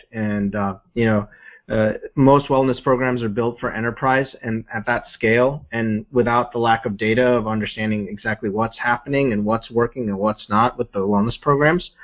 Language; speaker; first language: English; native; English